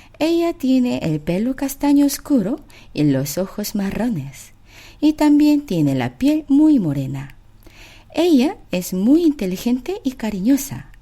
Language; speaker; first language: Spanish; non-native, fluent; Korean